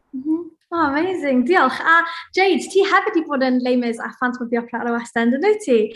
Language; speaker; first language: Welsh; native; Welsh